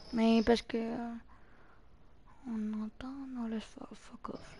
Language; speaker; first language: French; native; French